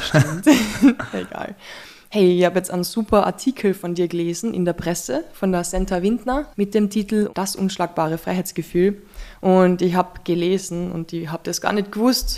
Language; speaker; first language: German; native; German